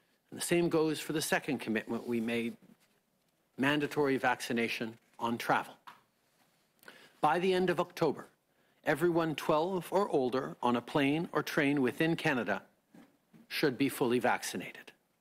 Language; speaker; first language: English; native; English